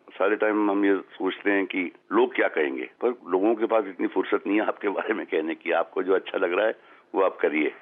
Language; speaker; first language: Hindi; native; Hindi